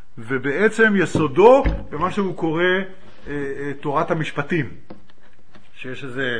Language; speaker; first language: Hebrew; native; Hebrew